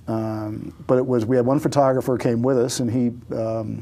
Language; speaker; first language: English; native; English